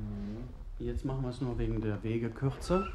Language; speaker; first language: German; native; German